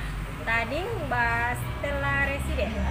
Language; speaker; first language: Indonesian; non-native, local second language; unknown